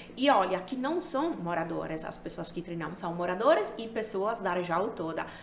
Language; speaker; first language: Portuguese; non-native, fluent; Italian